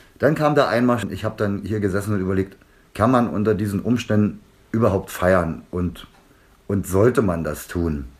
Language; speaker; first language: German; native; German